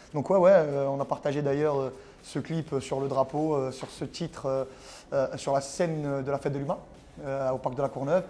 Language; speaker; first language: French; native; French